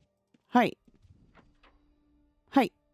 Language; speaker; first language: Japanese; non-native, learner; English